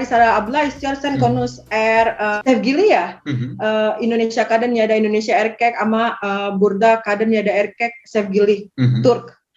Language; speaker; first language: Turkish; non-native, learner; Indonesian